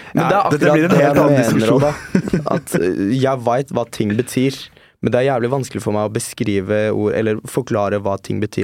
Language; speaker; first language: Norwegian; early bilingual, other home language; Turkish